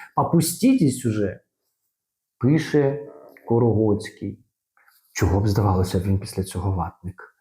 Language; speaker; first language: Ukrainian; native; Ukrainian